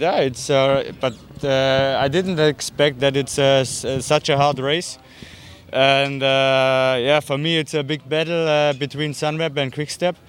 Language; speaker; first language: English; non-native, fluent; German